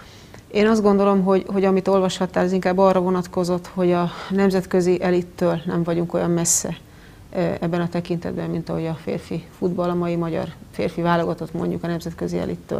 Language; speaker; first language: Hungarian; native; Hungarian